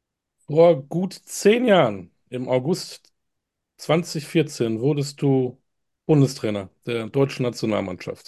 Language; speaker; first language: German; native; German